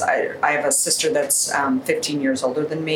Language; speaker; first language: English; native; English